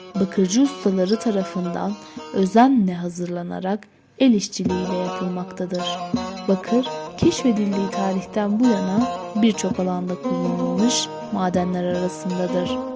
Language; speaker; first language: Turkish; native; Turkish